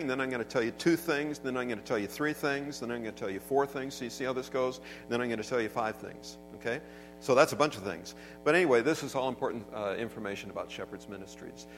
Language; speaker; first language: English; native; English